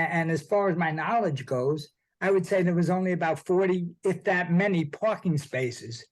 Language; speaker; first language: English; native; English